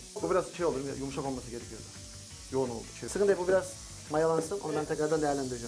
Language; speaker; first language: Turkish; native; Turkish